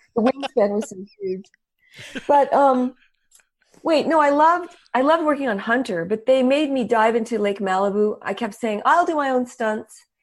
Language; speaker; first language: English; native; English